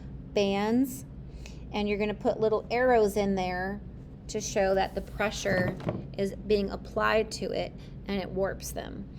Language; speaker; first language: English; native; English